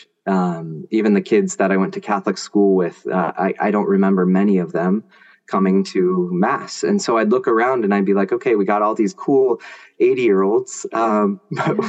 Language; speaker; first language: English; native; English